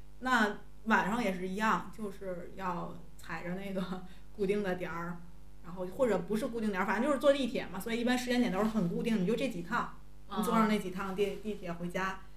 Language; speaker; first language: Chinese; native; Chinese